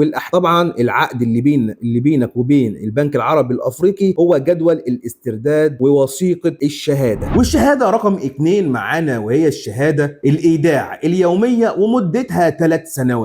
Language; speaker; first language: Arabic; native; Arabic